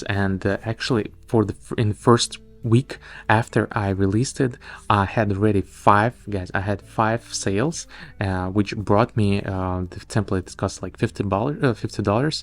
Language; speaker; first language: English; non-native, fluent; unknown